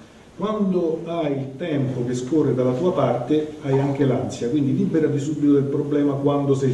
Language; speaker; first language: Italian; native; Italian